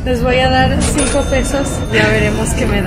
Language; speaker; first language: Spanish; non-native, fluent; French